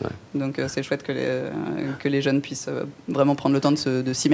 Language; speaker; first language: French; native; French